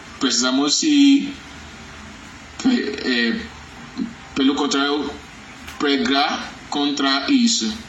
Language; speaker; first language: Portuguese; non-native, learner; Yoruba